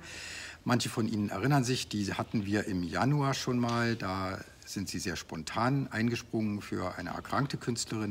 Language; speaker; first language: German; native; German